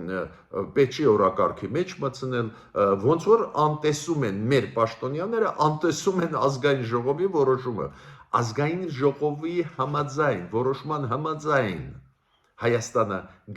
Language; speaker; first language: Armenian; native; Armenian